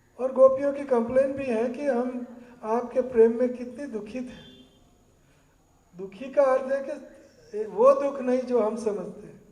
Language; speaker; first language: Hindi; non-native, learner; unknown